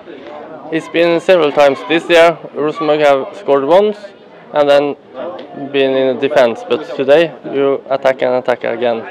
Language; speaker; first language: English; non-native, fluent; Norwegian